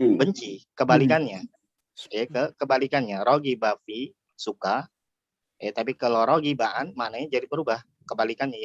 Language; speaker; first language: Indonesian; native; Indonesian